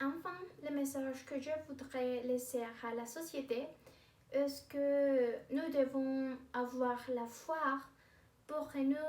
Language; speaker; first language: French; non-native, learner; Spanish